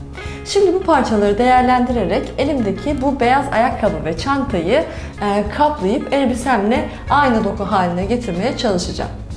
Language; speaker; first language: Turkish; native; Turkish